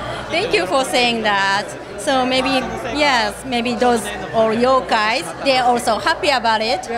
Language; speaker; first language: English; non-native, fluent; Japanese